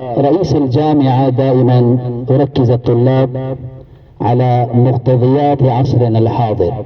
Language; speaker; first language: Arabic; non-native, fluent; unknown